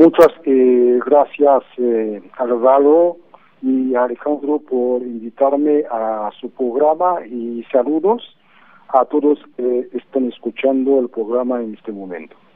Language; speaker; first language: Spanish; non-native, fluent; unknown